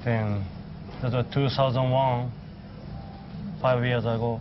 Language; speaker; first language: English; non-native, learner; Japanese